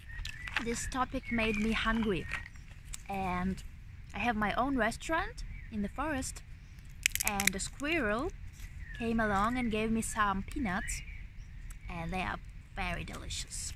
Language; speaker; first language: English; non-native, fluent; Ukrainian